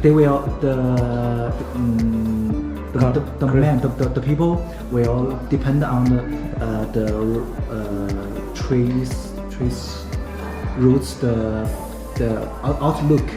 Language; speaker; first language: English; non-native, learner; Chinese